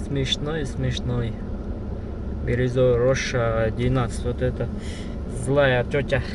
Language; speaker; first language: Russian; non-native, learner; Kyrgyz